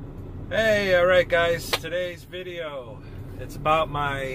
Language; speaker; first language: English; native; English